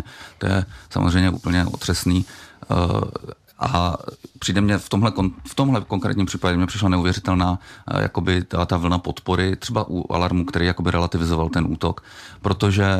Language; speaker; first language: Czech; native; Czech